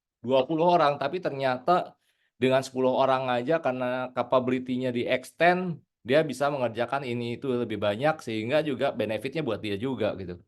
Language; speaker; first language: Indonesian; native; Indonesian